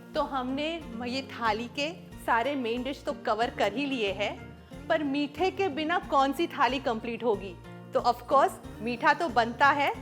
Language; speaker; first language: Hindi; non-native, local second language; Marathi